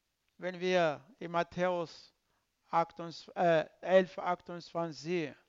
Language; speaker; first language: German; non-native, learner; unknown